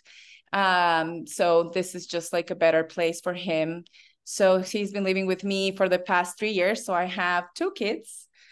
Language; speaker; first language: English; non-native, fluent; Spanish